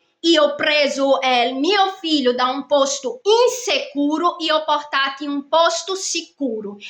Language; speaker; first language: Italian; non-native, fluent; Portuguese